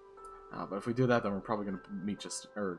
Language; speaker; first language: English; native; English